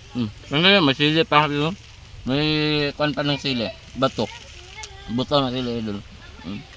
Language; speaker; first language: Filipino; non-native, local second language; Cebuano